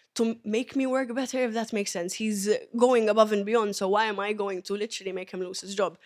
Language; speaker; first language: English; early bilingual, other home language; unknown